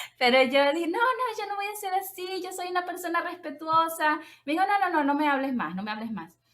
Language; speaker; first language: Spanish; native; Spanish